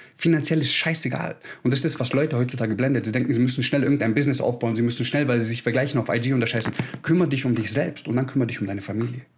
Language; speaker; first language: German; early bilingual, other home language; Croatian